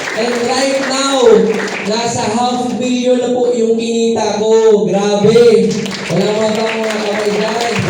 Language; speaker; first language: Filipino; non-native, local second language; Cebuano